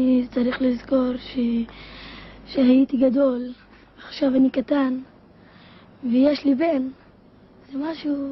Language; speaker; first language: Hebrew; non-native, local second language; Arabic